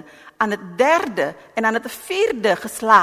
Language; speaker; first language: Dutch; non-native, learner; Indonesian